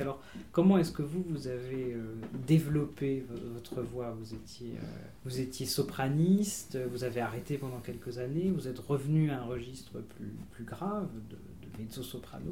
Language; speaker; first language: French; native; French